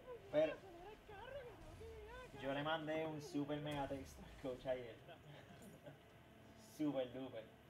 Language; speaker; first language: Spanish; native; Spanish